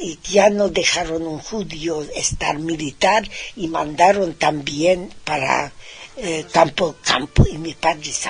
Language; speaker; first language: Spanish; non-native, fluent; Hungarian